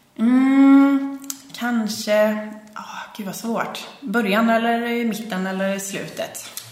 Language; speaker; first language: Swedish; native; Swedish